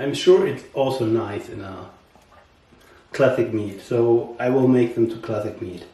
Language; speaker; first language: English; non-native, learner; German